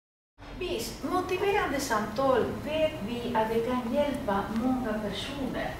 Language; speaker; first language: Swedish; non-native, fluent; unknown